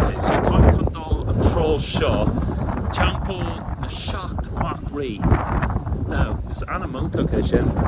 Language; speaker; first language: Irish; native; Irish